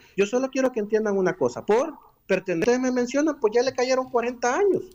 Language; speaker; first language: Spanish; native; Spanish